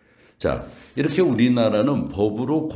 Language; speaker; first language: Korean; native; Korean